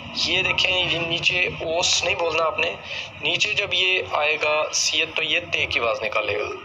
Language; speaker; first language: Urdu; native; Urdu